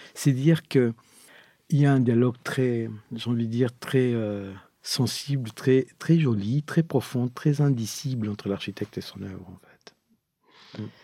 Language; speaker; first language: French; non-native, fluent; Spanish